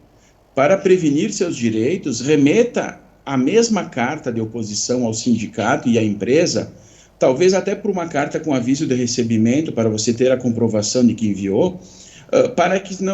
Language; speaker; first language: Portuguese; native; Portuguese